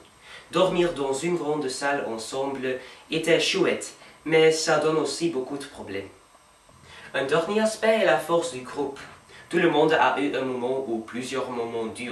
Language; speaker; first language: French; non-native, fluent; Dutch